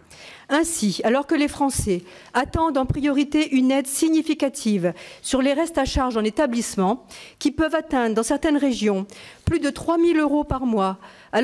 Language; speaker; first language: French; native; French